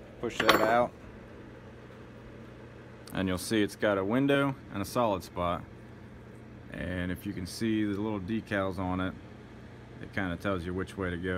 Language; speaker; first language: English; native; English